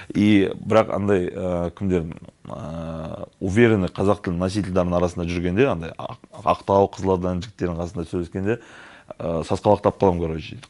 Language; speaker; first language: Kazakh; non-native, local second language; Russian